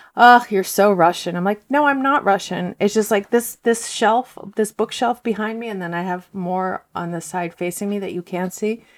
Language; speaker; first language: English; early bilingual, heritage; Russian